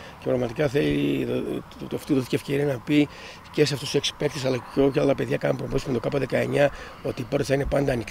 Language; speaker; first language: Greek; native; Greek